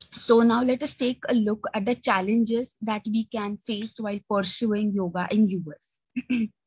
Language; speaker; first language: English; non-native, local second language; Marathi